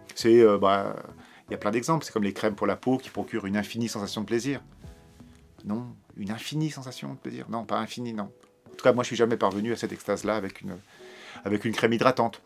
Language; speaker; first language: French; native; French